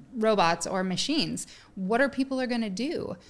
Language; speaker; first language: English; native; English